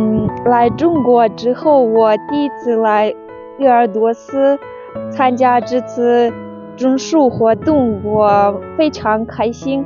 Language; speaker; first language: Chinese; non-native, learner; Russian